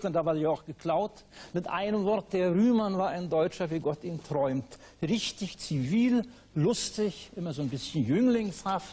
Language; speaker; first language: German; native; German